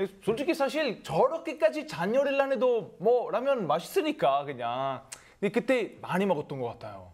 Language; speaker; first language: Korean; non-native, fluent; Italian